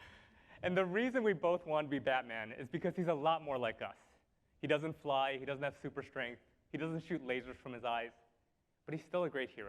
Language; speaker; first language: English; native; English